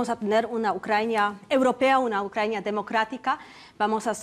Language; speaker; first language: Spanish; non-native, fluent; Polish